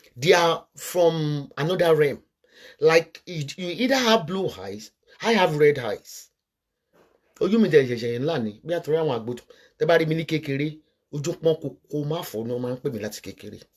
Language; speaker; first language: English; non-native, local second language; Yoruba